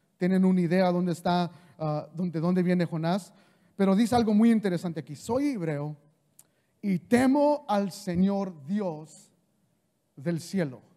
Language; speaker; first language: Spanish; early bilingual, heritage; Spanish